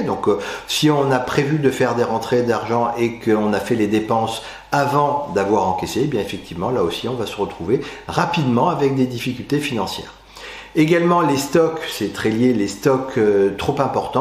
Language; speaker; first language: French; native; French